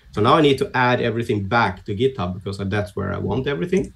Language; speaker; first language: English; non-native, fluent; Swedish